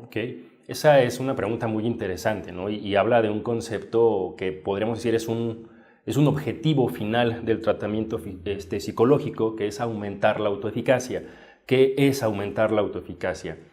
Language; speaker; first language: Spanish; native; Spanish